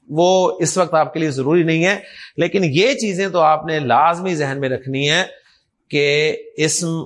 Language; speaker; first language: Urdu; native; Urdu